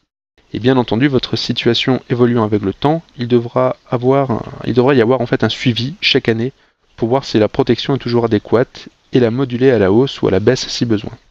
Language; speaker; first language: French; native; French